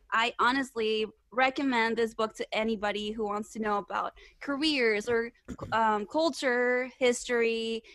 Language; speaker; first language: English; early bilingual, other home language; Spanish